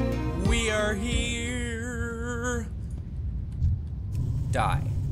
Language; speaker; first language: English; native; English